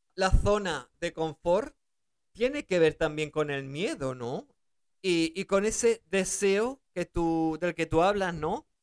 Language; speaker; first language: Spanish; early bilingual, other home language; German